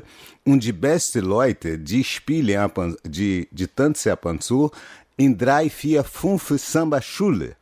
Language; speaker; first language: German; non-native, fluent; Portuguese